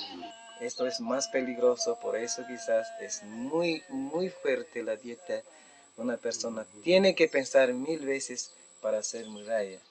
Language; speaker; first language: Spanish; non-native, local second language; Shipibo-Conibo